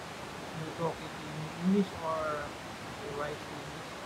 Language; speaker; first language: English; non-native, local second language; Filipino